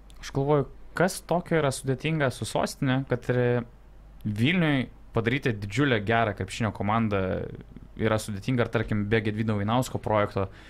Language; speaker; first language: Lithuanian; native; Lithuanian